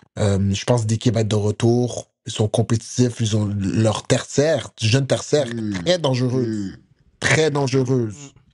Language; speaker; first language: French; native; French